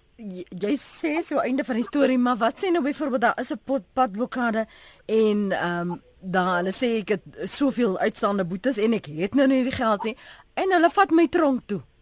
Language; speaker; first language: Afrikaans; native; Afrikaans